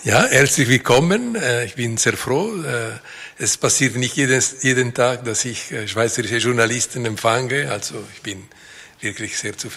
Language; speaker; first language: German; non-native, local second language; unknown